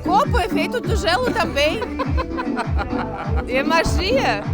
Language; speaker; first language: Portuguese; non-native, fluent; Russian